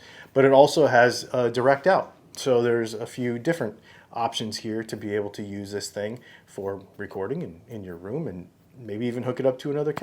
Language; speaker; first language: English; native; English